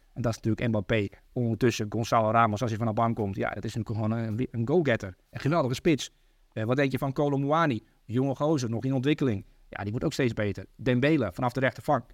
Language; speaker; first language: Dutch; early bilingual, other home language; Turkish